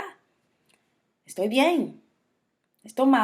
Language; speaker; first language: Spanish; non-native, learner; English